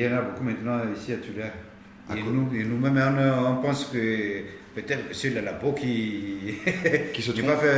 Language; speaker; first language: French; non-native, local second language; Malagasy